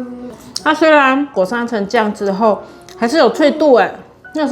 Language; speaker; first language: Chinese; native; Chinese